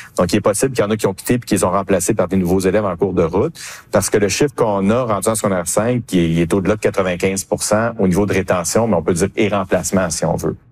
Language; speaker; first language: French; native; French